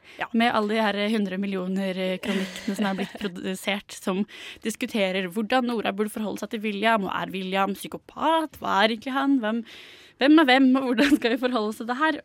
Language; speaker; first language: Norwegian; native; Norwegian